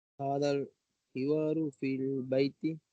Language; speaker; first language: Arabic; non-native, learner; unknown